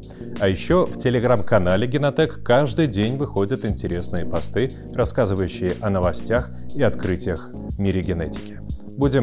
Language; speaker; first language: Russian; native; Russian